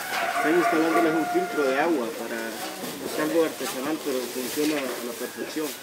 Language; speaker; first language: Spanish; native; Spanish